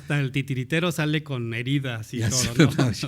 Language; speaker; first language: Spanish; native; Spanish